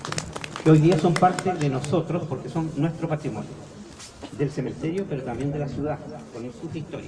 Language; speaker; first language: Spanish; native; Spanish